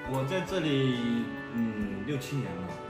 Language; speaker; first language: Chinese; native; Chinese